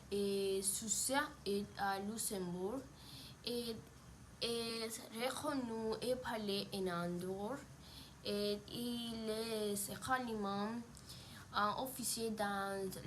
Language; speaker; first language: French; non-native, learner; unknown